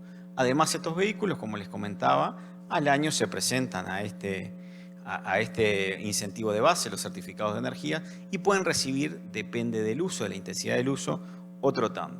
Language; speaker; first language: Spanish; native; Spanish